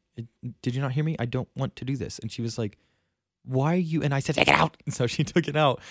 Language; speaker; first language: English; native; English